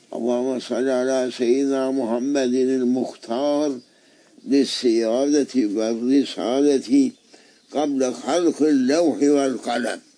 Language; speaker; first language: Arabic; non-native, fluent; Turkish